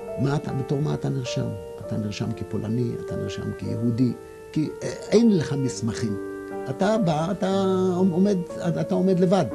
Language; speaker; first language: Hebrew; non-native, fluent; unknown